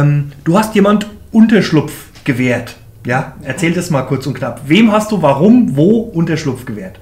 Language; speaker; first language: German; native; German